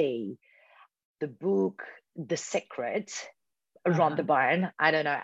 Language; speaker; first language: English; non-native, fluent; Bulgarian